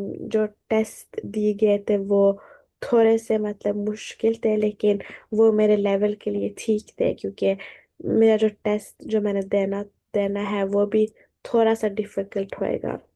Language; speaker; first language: Hindi; early bilingual, heritage; Hindi